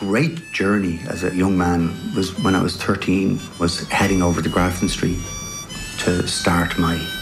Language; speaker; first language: English; native; English